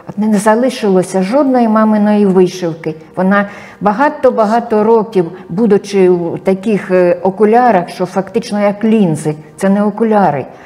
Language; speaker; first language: Ukrainian; native; Ukrainian